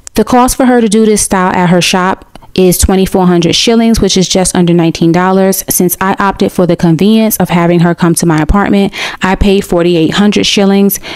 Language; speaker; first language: English; native; English